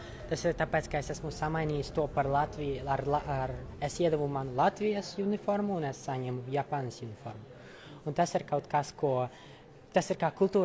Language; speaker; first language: Latvian; non-native, local second language; Russian